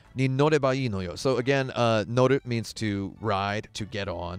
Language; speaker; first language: English; native; English